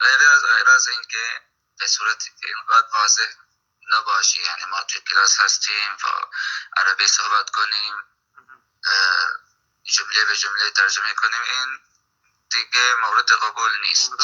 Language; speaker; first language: Persian; non-native, fluent; Arabic